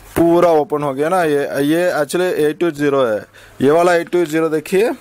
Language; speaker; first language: Hindi; non-native, local second language; Tamil